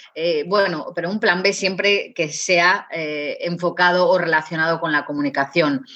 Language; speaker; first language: Spanish; native; Spanish